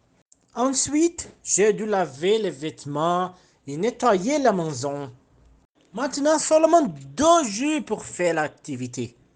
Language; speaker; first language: French; non-native, learner; Portuguese